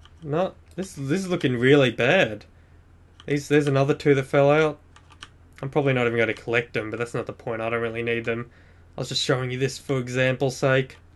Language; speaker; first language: English; native; English